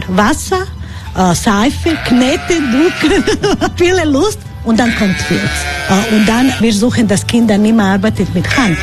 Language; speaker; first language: German; non-native, learner; Croatian